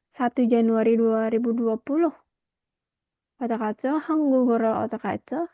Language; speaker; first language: Korean; non-native, fluent; Indonesian